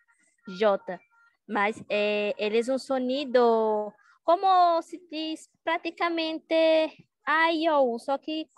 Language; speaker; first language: Spanish; non-native, learner; Portuguese